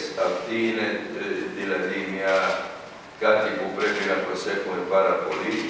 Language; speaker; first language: Greek; non-native, fluent; Serbian